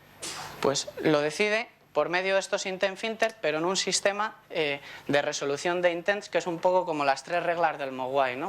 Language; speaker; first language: Spanish; native; Spanish